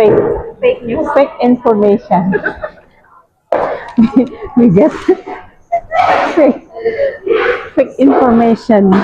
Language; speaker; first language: English; non-native, learner; Indonesian